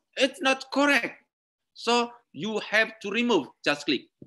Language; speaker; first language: English; non-native, learner; Indonesian